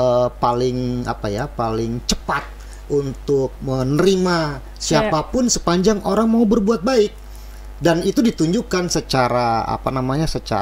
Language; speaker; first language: Indonesian; native; Indonesian